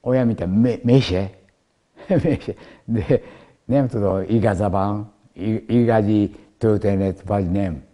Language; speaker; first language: Hungarian; non-native, learner; Japanese